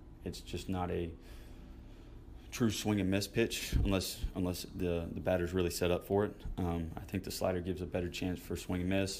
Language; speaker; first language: English; native; English